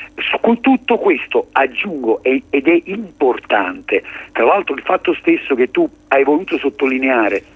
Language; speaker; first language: Italian; native; Italian